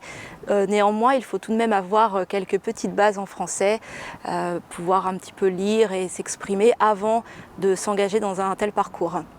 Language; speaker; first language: French; native; French